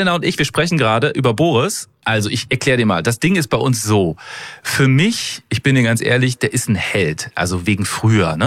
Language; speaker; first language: German; native; German